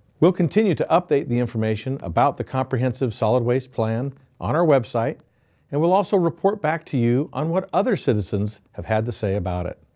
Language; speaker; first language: English; native; English